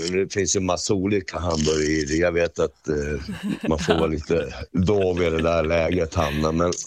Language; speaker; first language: Swedish; native; Swedish